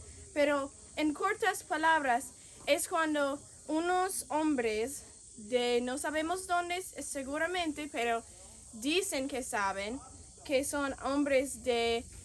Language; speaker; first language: Spanish; non-native, fluent; English